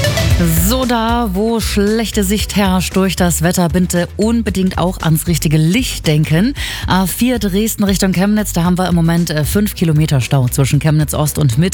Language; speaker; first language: German; native; German